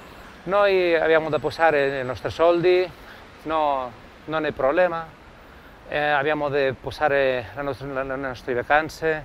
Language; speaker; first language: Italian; non-native, learner; Spanish